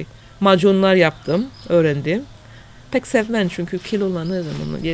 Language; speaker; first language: Turkish; non-native, fluent; English